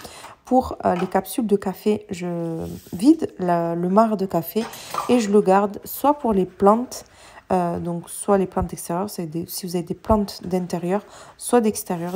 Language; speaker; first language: French; native; French